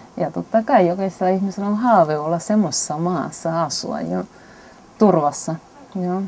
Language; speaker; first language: Finnish; non-native, fluent; Spanish